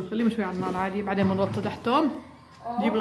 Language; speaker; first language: Arabic; native; Arabic